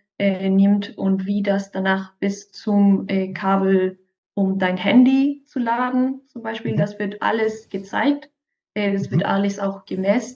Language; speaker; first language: German; non-native, fluent; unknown